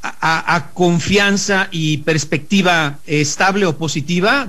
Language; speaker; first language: Spanish; native; Spanish